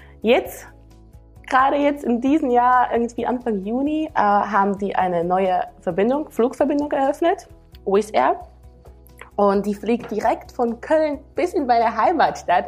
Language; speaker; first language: German; non-native, fluent; Slovak